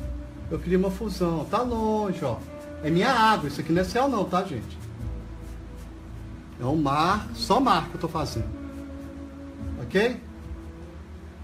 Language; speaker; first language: Portuguese; native; Portuguese